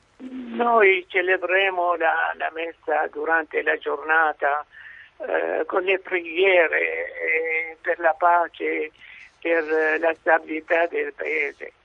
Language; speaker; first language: Italian; non-native, fluent; Arabic